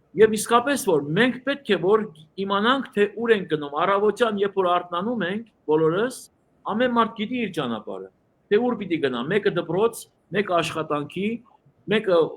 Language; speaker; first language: Armenian; early bilingual, heritage; Armenian